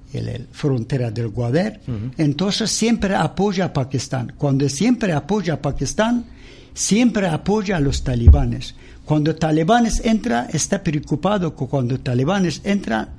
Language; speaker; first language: Spanish; non-native, learner; Persian